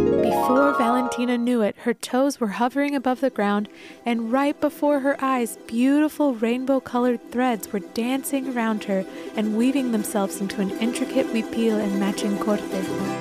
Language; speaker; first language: English; native; English